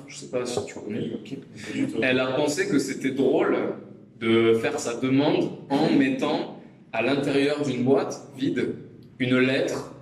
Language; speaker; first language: French; native; French